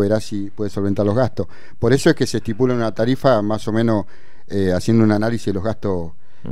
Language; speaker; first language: Spanish; native; Spanish